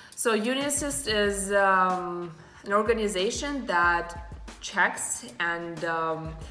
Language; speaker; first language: English; non-native, fluent; Russian